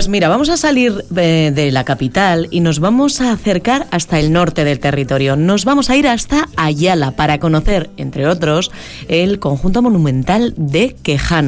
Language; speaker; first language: Spanish; native; Spanish